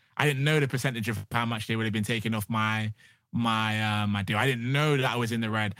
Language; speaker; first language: English; native; English